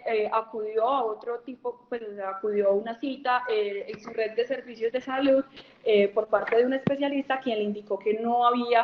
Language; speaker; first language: Spanish; native; Spanish